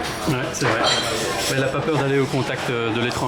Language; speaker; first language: French; native; French